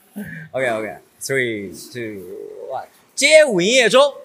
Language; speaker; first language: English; non-native, learner; Chinese